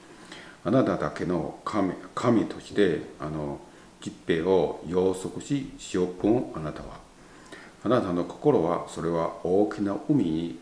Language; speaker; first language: Japanese; non-native, learner; Chinese